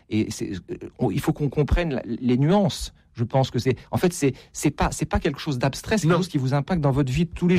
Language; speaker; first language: French; native; French